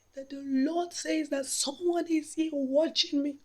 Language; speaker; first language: English; non-native, local second language; Yoruba